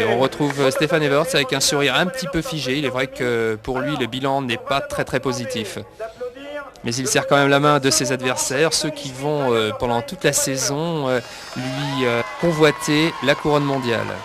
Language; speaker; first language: French; native; French